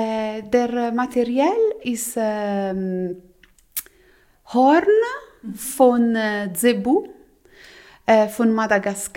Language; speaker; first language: German; non-native, local second language; Italian